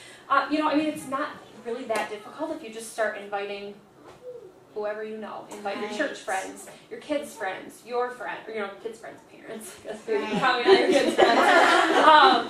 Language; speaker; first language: English; native; English